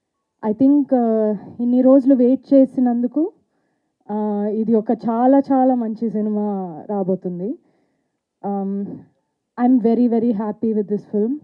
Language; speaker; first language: Telugu; non-native, fluent; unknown